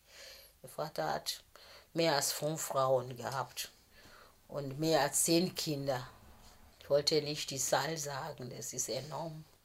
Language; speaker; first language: German; non-native, fluent; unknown